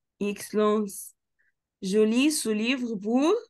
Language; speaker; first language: French; non-native, fluent; Arabic